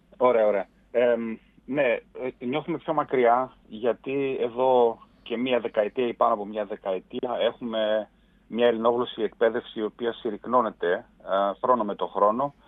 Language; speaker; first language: Greek; early bilingual, heritage; Greek